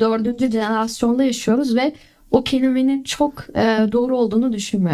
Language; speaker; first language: Turkish; early bilingual, heritage; Turkish